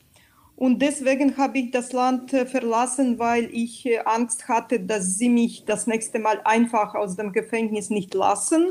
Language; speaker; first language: German; non-native, fluent; Russian